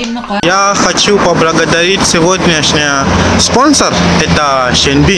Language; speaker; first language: Russian; non-native, learner; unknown